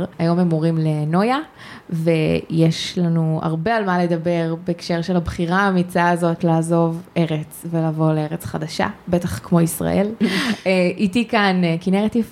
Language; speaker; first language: Hebrew; native; Hebrew